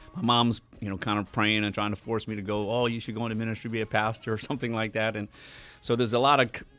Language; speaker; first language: English; native; English